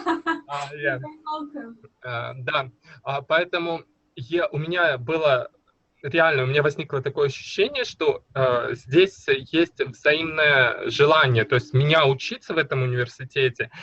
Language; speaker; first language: Russian; native; Russian